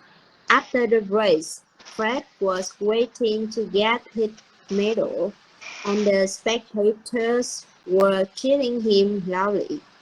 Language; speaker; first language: English; non-native, learner; Vietnamese